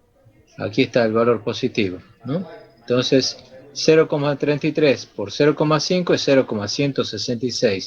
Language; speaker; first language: Spanish; native; Spanish